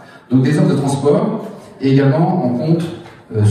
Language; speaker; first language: French; native; French